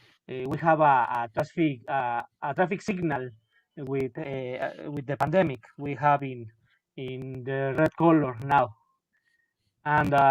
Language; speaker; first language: English; non-native, local second language; Spanish